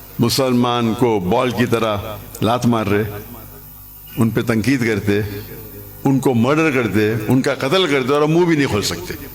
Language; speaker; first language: Urdu; non-native, local second language; Konkani